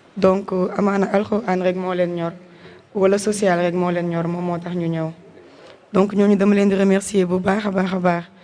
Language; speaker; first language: Wolof; non-native, local second language; Jola-Fonyi